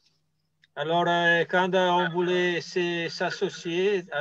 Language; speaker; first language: French; non-native, fluent; Italian